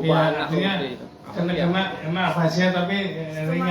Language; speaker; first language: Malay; non-native, local second language; Javanese